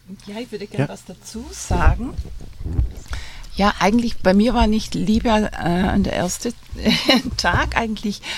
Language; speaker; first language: German; non-native, fluent; Spanish